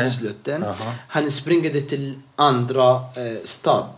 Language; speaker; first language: Swedish; non-native, learner; Arabic